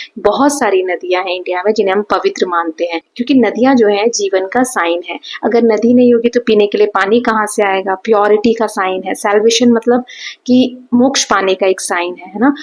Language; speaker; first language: Hindi; native; Hindi